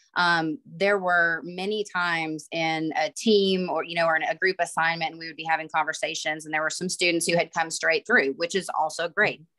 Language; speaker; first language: English; native; English